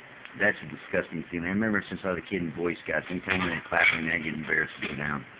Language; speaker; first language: English; native; English